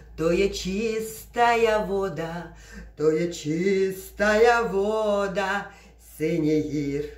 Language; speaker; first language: Ukrainian; non-native, local second language; Russian